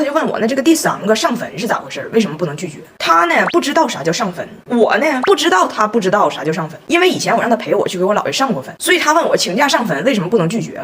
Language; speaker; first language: Chinese; native; Chinese